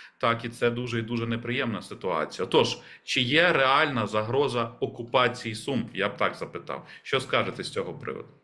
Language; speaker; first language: Ukrainian; native; Ukrainian